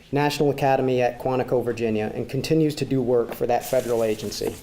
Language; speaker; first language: English; native; English